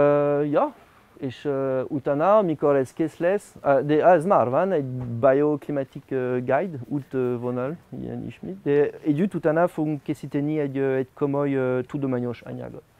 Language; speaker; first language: Hungarian; non-native, learner; French